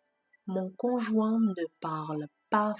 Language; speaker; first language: French; non-native, fluent; Persian